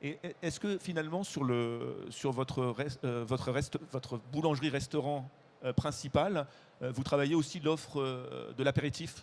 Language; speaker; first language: French; native; French